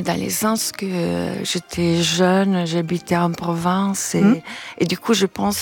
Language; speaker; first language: French; non-native, fluent; Italian